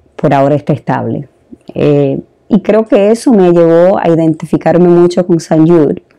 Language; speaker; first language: Spanish; native; Spanish